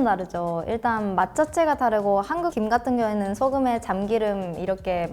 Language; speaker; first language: Korean; non-native, fluent; Japanese